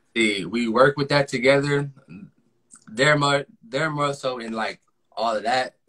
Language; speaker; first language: English; native; English